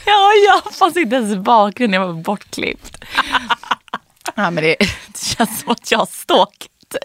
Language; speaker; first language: Swedish; native; Swedish